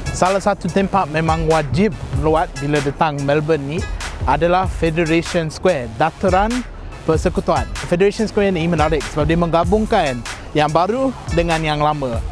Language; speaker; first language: Malay; non-native, fluent; English